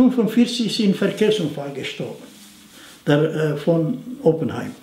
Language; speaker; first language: German; non-native, fluent; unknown